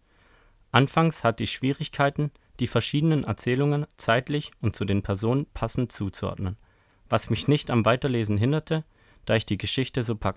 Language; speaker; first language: German; native; German